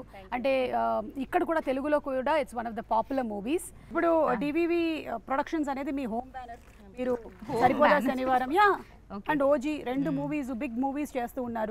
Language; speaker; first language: Telugu; native; Telugu